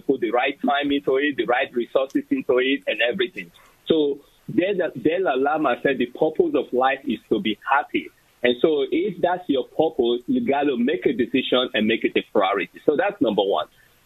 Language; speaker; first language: English; non-native, local second language; Bini